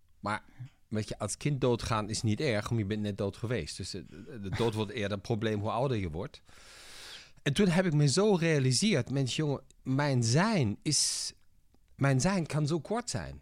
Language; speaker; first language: Dutch; non-native, fluent; German